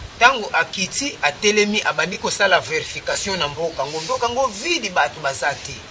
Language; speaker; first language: Lingala; non-native, local second language; Kongo